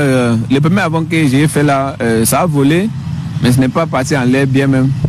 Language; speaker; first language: French; non-native, learner; English